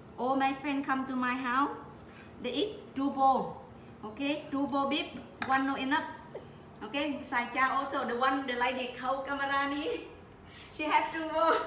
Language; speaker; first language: English; non-native, learner; Vietnamese